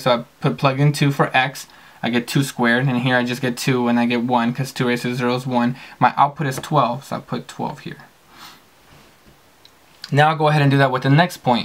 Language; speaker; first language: English; native; English